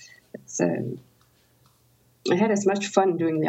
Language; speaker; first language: English; non-native, fluent; Norwegian